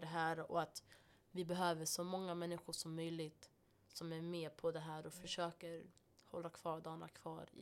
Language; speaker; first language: Swedish; non-native, local second language; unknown